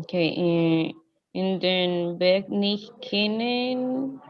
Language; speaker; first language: German; non-native, learner; Spanish